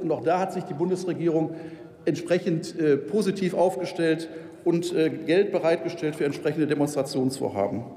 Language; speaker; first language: German; native; German